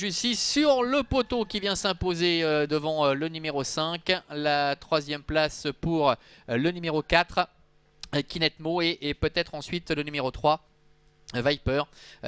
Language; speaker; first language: French; native; French